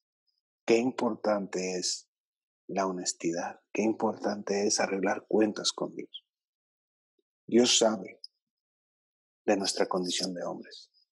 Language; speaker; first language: Spanish; native; Spanish